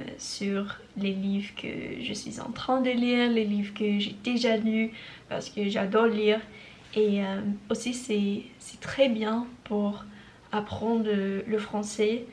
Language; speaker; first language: French; non-native, learner; English